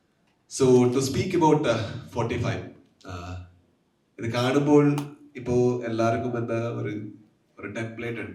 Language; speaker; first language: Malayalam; non-native, learner; Kannada